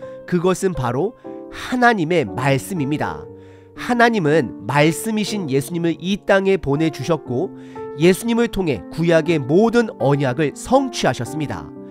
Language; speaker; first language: Korean; native; Korean